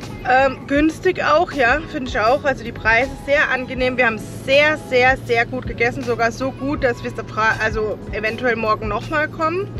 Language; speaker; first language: German; native; German